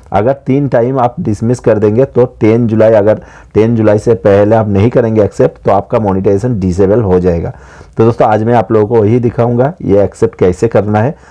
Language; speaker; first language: Hindi; non-native, local second language; Bangla